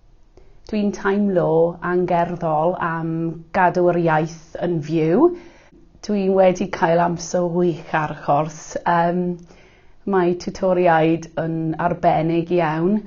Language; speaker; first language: Welsh; non-native, local second language; English